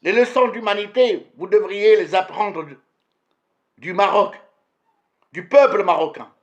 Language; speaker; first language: French; non-native, local second language; Arabic